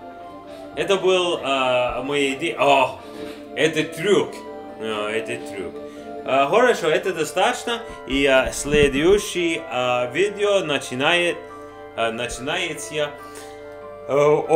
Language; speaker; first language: Russian; non-native, learner; English